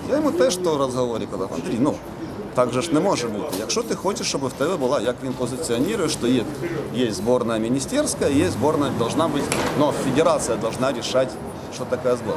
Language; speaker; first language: Ukrainian; native; Ukrainian